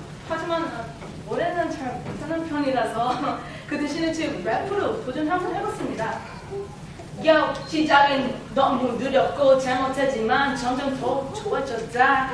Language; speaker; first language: Korean; early bilingual, heritage; Korean